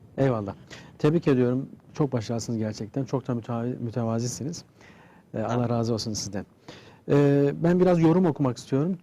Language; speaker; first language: Turkish; native; Turkish